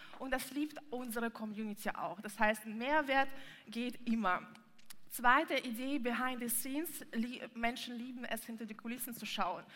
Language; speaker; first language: German; non-native, fluent; Russian